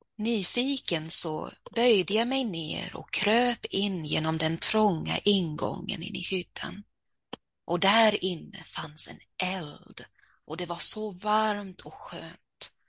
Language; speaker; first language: Swedish; early bilingual, heritage; Swedish